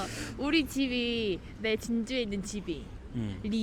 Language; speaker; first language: Korean; native; Korean